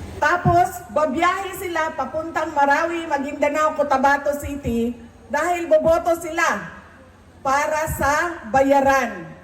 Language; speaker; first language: Filipino; non-native, local second language; Cebuano